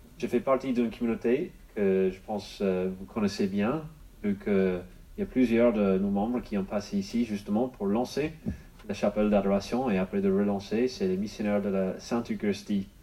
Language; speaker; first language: French; non-native, fluent; English